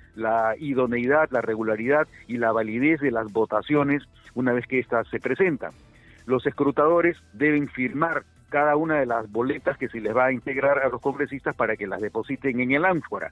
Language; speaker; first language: Spanish; native; Spanish